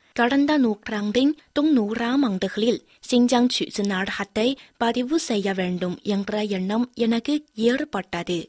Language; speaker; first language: Tamil; non-native, fluent; Chinese